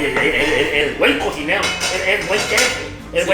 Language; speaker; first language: Spanish; native; Spanish